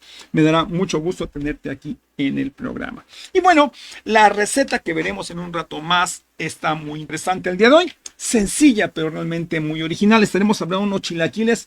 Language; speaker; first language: Spanish; native; Spanish